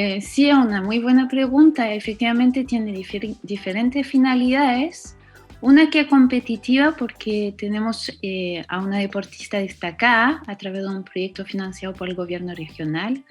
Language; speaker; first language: Spanish; non-native, fluent; French